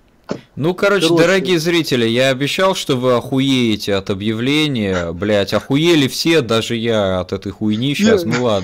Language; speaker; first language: Russian; native; Russian